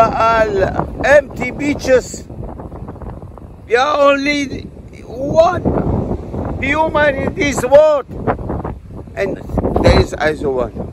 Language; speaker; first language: English; non-native, learner; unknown